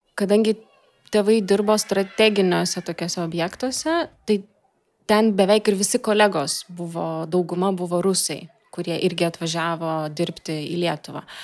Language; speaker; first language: Lithuanian; non-native, local second language; Russian